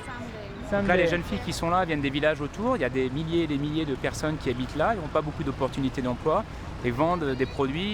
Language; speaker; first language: French; native; French